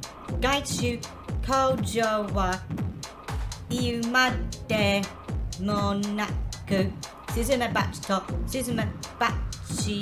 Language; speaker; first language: Japanese; non-native, learner; English